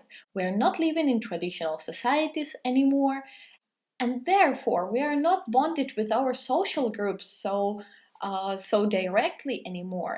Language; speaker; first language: English; non-native, fluent; Russian